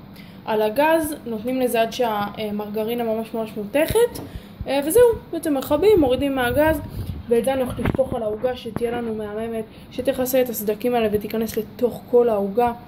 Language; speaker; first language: Hebrew; native; Hebrew